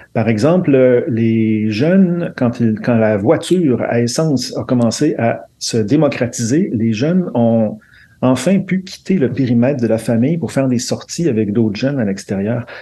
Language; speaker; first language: French; native; French